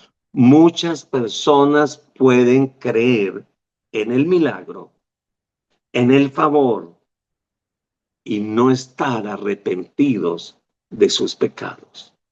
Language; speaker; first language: Spanish; native; Spanish